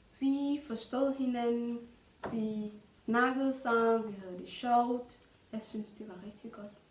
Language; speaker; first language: Danish; non-native, fluent; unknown